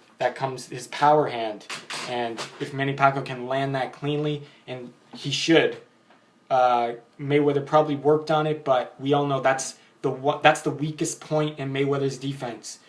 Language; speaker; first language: English; native; English